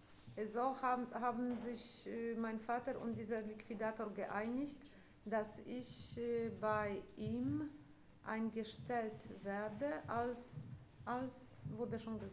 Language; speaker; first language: German; non-native, fluent; Polish